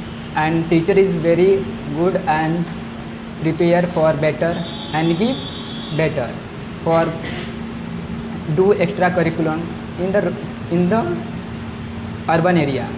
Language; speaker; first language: English; non-native, learner; Hindi